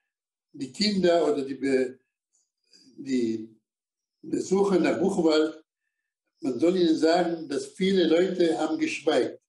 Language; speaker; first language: German; non-native, fluent; Slovak